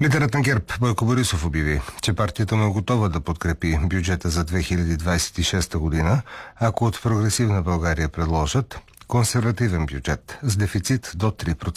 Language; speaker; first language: Bulgarian; native; Bulgarian